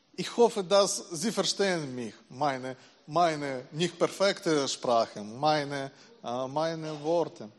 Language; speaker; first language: German; non-native, learner; Russian